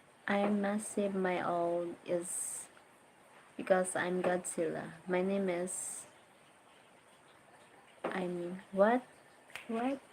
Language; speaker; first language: English; non-native, learner; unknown